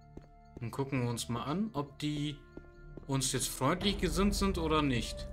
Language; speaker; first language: German; native; German